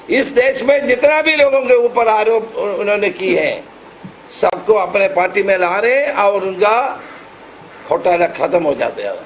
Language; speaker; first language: Hindi; non-native, local second language; Marathi